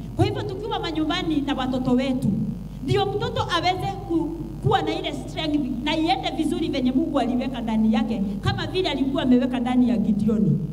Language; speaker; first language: Swahili; non-native, local second language; Kikuyu